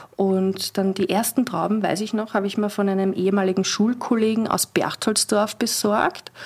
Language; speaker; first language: German; native; German